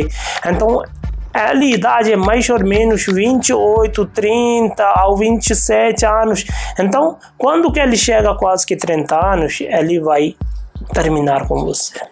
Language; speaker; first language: Portuguese; non-native, fluent; Hindi